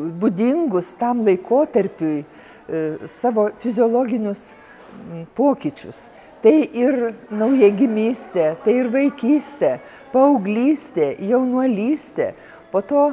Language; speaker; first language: Lithuanian; native; Lithuanian